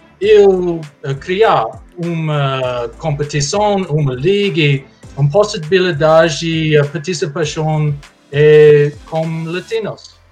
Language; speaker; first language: Portuguese; non-native, learner; English